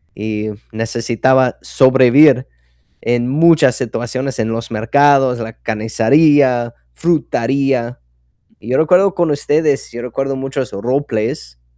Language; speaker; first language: Spanish; non-native, fluent; English